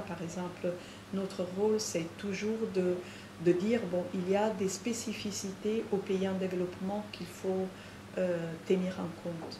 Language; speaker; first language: French; non-native, fluent; Italian